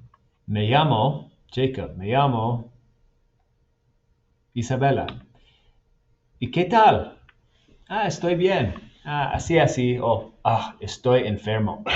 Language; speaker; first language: Spanish; non-native, fluent; English